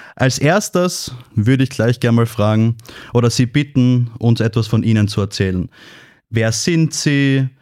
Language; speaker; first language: German; native; German